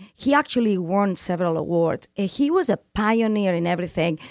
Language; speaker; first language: English; non-native, fluent; Spanish